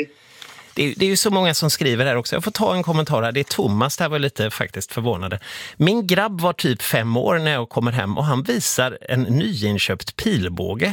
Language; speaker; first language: Swedish; native; Swedish